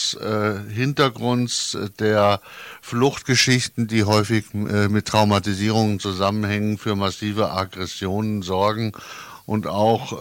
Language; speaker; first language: German; native; German